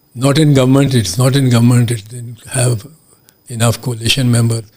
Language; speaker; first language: English; non-native, local second language; Urdu